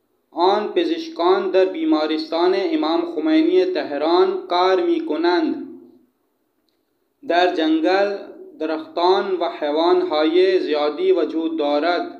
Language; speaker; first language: Persian; non-native, fluent; Urdu